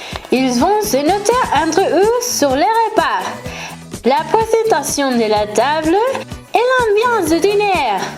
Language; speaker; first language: French; non-native, learner; Spanish